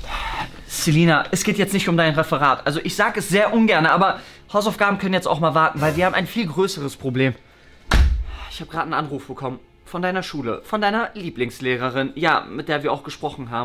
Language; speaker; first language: German; native; German